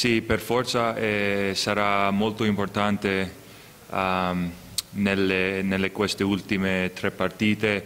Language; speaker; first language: Italian; non-native, fluent; English